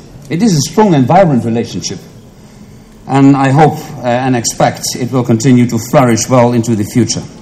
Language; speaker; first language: English; non-native, fluent; Dutch